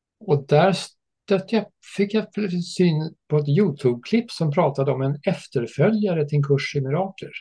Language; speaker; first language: Swedish; early bilingual, other home language; English